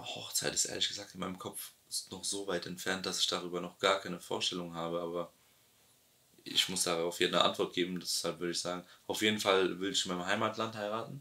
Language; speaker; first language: German; early bilingual, other home language; Albanian